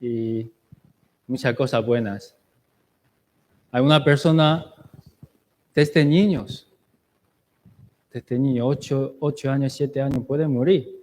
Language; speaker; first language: Spanish; non-native, learner; Chinese